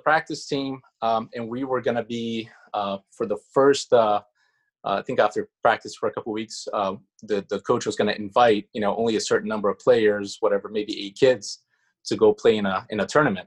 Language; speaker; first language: English; non-native, fluent; Portuguese